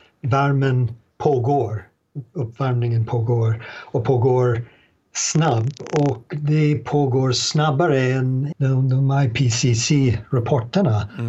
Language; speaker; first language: Swedish; non-native, fluent; English